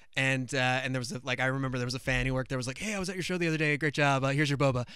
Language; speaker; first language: English; native; English